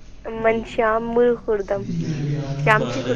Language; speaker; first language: Persian; non-native, learner; Urdu